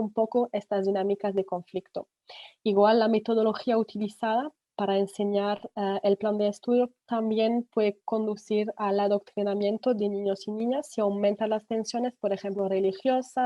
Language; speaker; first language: Spanish; non-native, fluent; French